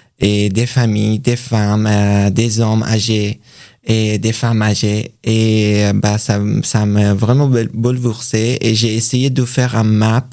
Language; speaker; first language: French; non-native, learner; Persian